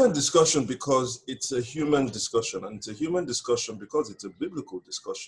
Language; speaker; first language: English; non-native, local second language; Yoruba